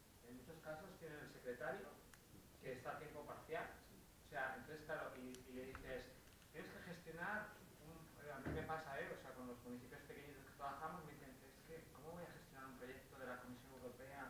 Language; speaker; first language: Spanish; native; Spanish